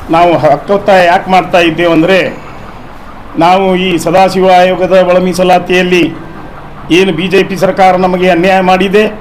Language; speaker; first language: Kannada; non-native, local second language; Lambadi